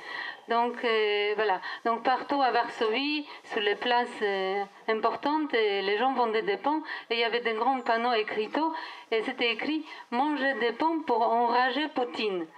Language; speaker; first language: French; non-native, fluent; Polish